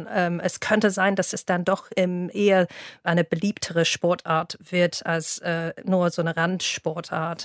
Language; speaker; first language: German; non-native, fluent; English